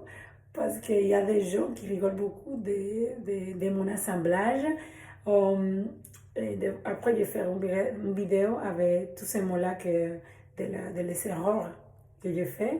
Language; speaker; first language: French; non-native, learner; Spanish